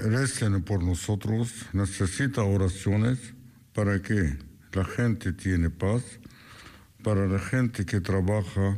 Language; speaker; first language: Spanish; non-native, fluent; Arabic